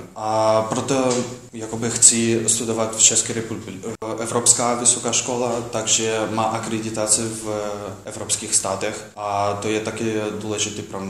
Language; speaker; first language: Czech; non-native, learner; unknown